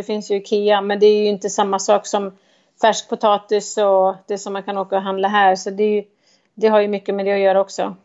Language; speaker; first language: Swedish; native; Swedish